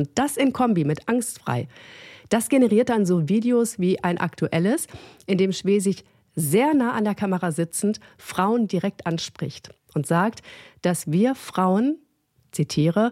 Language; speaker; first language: German; native; German